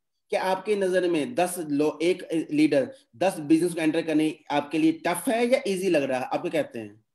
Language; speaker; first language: Hindi; native; Hindi